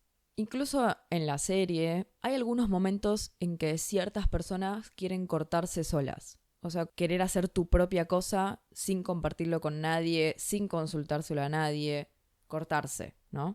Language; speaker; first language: Spanish; native; Spanish